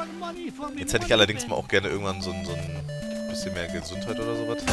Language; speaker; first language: German; native; German